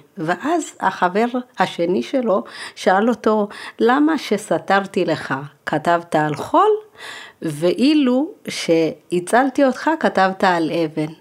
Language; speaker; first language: Hebrew; early bilingual, other home language; Amharic